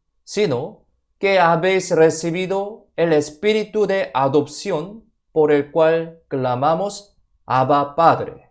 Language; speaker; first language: Spanish; non-native, fluent; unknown